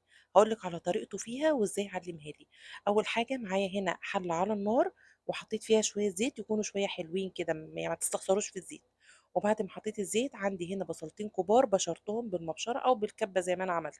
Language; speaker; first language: Arabic; native; Arabic